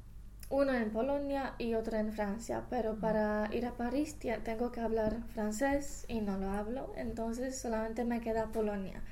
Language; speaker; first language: Spanish; non-native, fluent; English